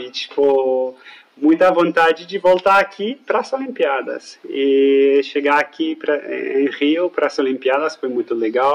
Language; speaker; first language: Portuguese; non-native, fluent; French